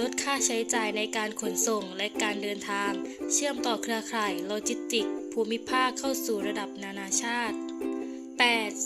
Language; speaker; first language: Thai; native; Thai